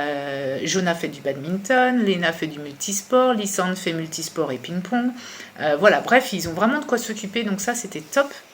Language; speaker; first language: French; native; French